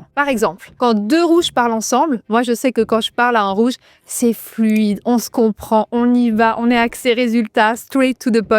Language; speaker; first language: French; native; French